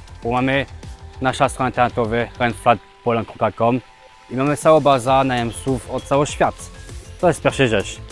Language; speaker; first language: Polish; non-native, learner; French